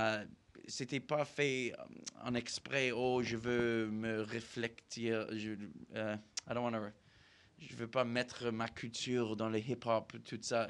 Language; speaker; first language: French; non-native, fluent; English